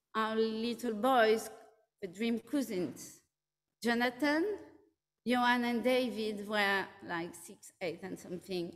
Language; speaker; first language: English; non-native, fluent; French